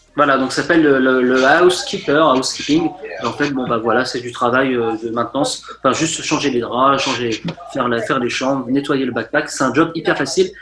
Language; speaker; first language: French; native; French